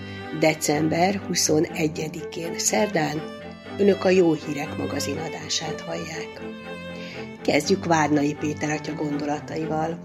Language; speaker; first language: Hungarian; native; Hungarian